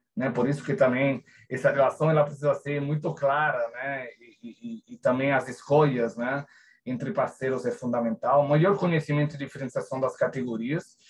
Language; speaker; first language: Portuguese; non-native, fluent; Italian